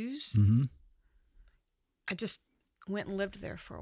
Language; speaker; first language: English; native; English